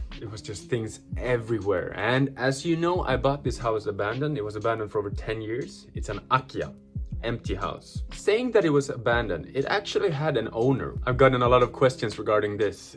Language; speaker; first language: English; non-native, fluent; Swedish